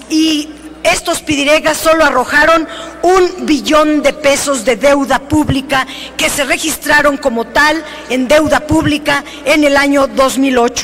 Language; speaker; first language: Spanish; native; Spanish